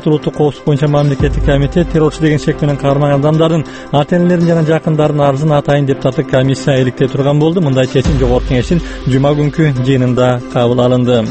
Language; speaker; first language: Kyrgyz; native; Kyrgyz